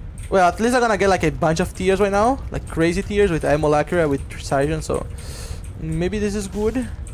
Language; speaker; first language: English; non-native, fluent; Portuguese